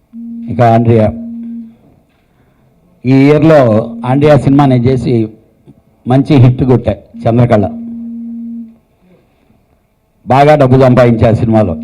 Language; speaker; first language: Telugu; native; Telugu